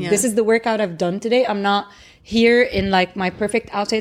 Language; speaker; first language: English; non-native, fluent; Arabic